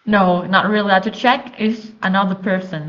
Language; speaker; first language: English; non-native, learner; Vietnamese